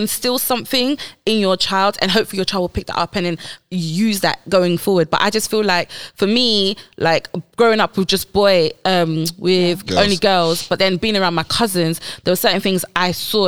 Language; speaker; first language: English; native; English